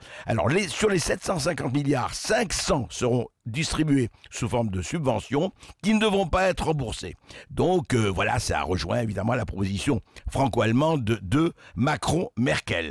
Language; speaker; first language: French; native; French